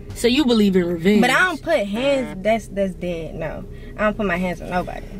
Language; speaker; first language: English; native; English